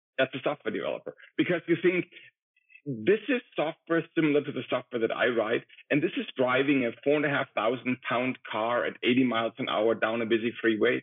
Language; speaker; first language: English; non-native, fluent; German